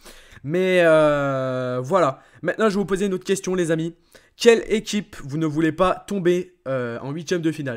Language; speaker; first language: French; native; French